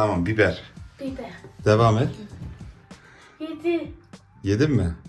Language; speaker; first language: Turkish; early bilingual, heritage; Turkish